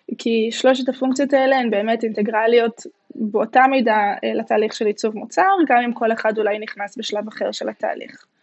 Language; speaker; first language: Hebrew; native; Hebrew